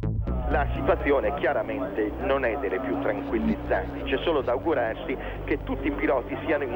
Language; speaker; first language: Italian; native; Italian